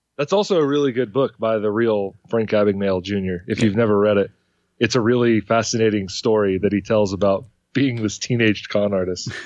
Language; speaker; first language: English; native; English